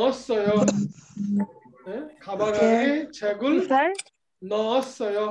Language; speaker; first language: Korean; non-native, fluent; Bangla